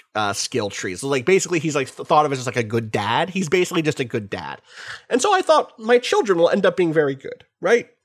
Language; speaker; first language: English; native; English